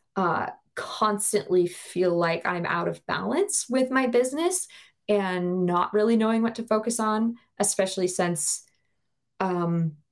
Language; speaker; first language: English; native; English